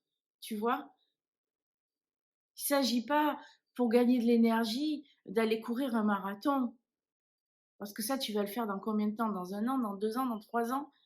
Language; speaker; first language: French; native; French